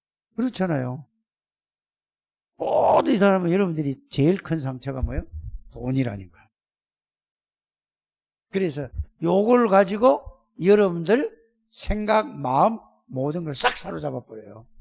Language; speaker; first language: Korean; native; Korean